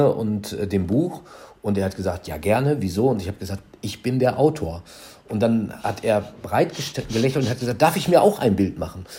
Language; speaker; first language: German; native; German